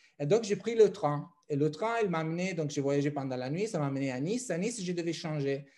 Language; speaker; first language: French; non-native, fluent; Italian